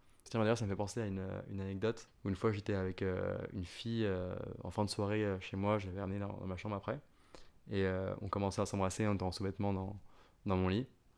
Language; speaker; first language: French; native; French